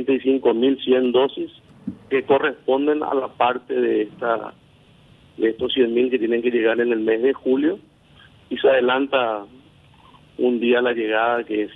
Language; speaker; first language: Spanish; native; Spanish